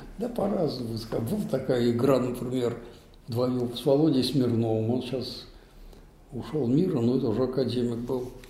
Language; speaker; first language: Russian; native; Russian